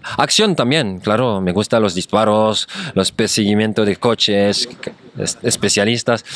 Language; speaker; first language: Spanish; non-native, fluent; French